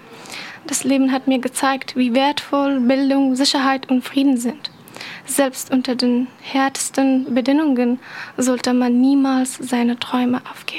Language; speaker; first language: German; non-native, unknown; Persian